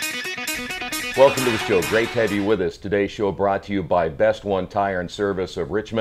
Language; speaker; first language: English; native; English